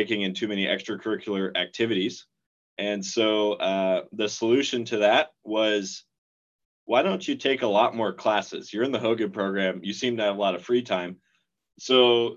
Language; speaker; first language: English; native; English